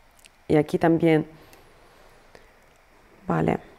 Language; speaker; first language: Spanish; non-native, fluent; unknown